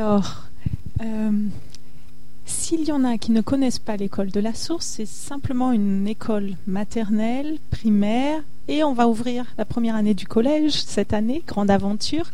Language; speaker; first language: French; native; French